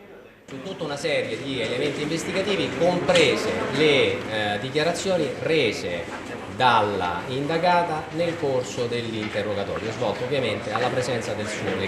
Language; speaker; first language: Italian; native; Italian